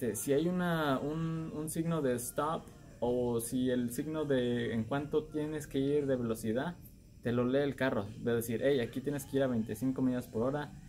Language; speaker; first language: Spanish; early bilingual, heritage; Spanish